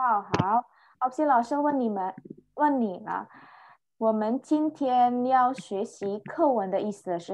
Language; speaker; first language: Chinese; non-native, fluent; Indonesian